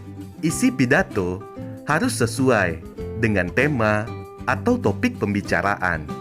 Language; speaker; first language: Indonesian; native; Indonesian